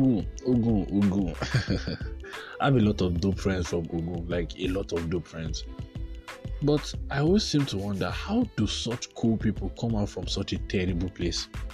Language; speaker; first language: English; non-native, local second language; Yoruba